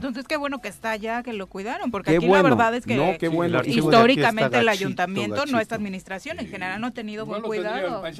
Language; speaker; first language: Spanish; native; Spanish